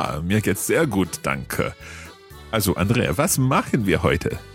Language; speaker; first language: German; non-native, fluent; English